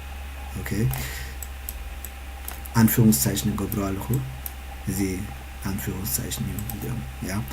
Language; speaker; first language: German; non-native, learner; Tigrinya